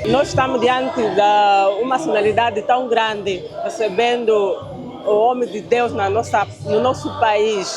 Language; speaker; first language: Portuguese; native; Portuguese